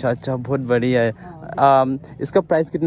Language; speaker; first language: Hindi; non-native, local second language; Karbi